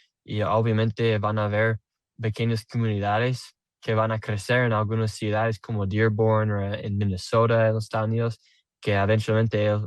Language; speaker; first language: Spanish; non-native, learner; English